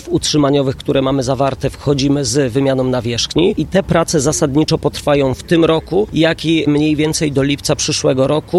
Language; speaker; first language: Polish; native; Polish